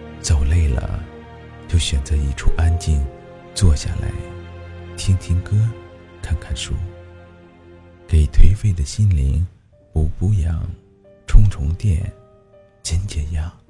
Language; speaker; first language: Chinese; native; Chinese